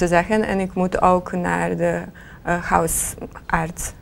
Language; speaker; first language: Dutch; non-native, learner; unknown